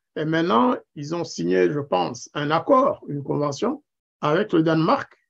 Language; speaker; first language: French; non-native, local second language; Kinyarwanda